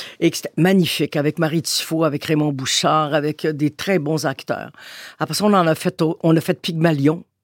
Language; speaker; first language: French; native; French